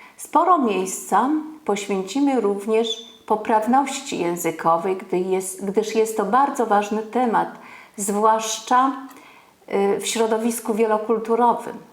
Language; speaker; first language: Polish; native; Polish